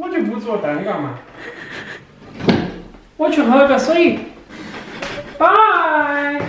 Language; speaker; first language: Chinese; non-native, fluent; Danish